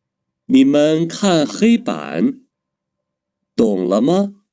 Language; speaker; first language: Chinese; non-native, learner; Urdu